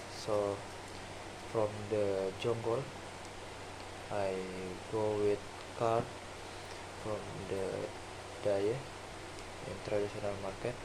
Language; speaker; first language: English; non-native, learner; Indonesian